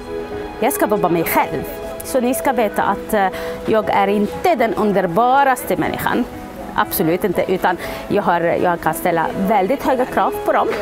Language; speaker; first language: Swedish; non-native, fluent; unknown